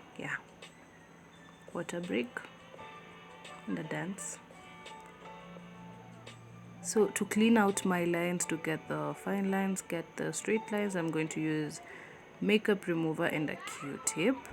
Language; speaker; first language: English; non-native, local second language; Swahili